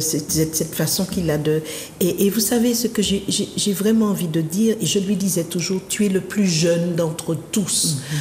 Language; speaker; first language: French; native; French